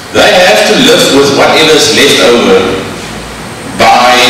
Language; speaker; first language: English; non-native, local second language; Afrikaans